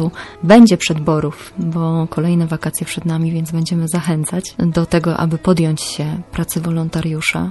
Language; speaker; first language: Polish; native; Polish